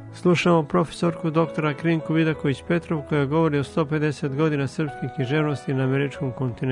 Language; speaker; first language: Serbian; native; Serbian